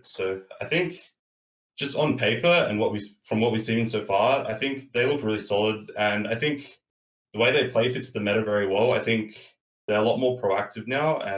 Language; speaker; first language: English; native; English